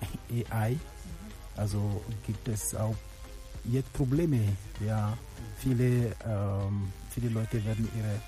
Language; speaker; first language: German; non-native, fluent; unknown